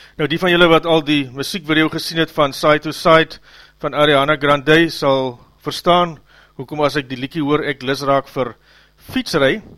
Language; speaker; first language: Afrikaans; native; Afrikaans